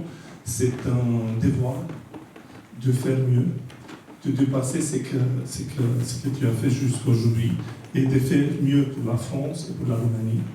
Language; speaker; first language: French; non-native, fluent; Romanian